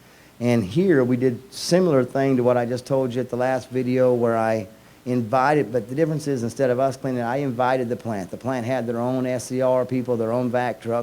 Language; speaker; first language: English; native; English